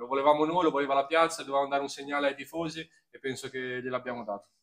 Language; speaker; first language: Italian; native; Italian